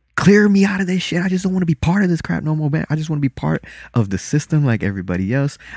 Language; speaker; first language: English; early bilingual, other home language; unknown